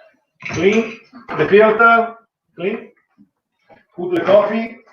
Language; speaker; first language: English; non-native, learner; Italian